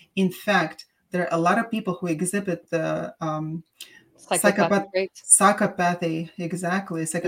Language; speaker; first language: English; non-native, fluent; Russian